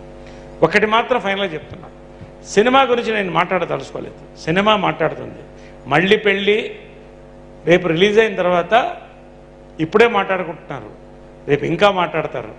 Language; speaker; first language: Telugu; native; Telugu